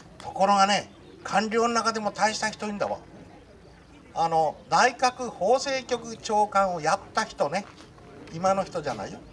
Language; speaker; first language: Japanese; native; Japanese